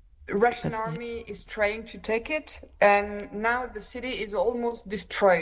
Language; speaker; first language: English; non-native, fluent; French